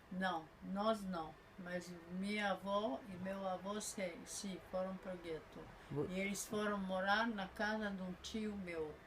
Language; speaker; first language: Portuguese; non-native, fluent; Polish